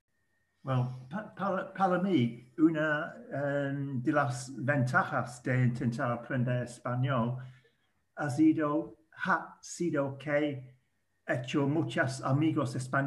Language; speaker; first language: Spanish; non-native, learner; English